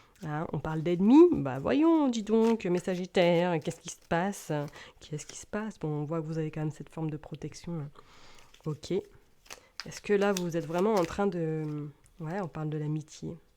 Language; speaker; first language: French; native; French